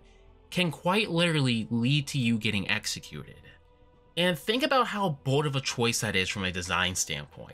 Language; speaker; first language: English; native; English